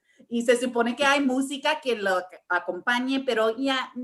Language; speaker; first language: Spanish; early bilingual, heritage; English